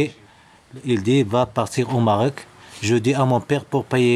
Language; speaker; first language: French; non-native, learner; Arabic